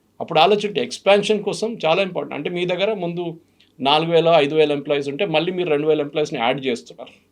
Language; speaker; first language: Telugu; non-native, fluent; Malayalam